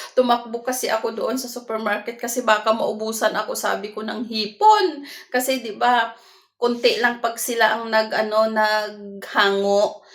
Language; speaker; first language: Filipino; non-native, local second language; Cebuano